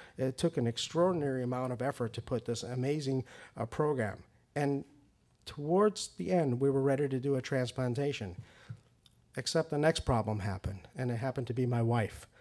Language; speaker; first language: English; early bilingual, other home language; Persian